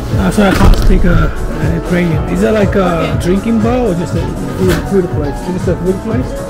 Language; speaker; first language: English; non-native, learner; Japanese